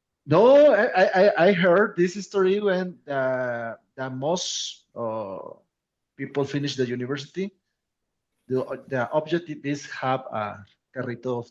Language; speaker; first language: English; non-native, learner; Spanish